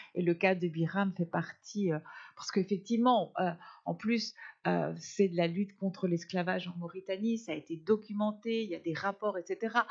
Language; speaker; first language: French; non-native, fluent; Spanish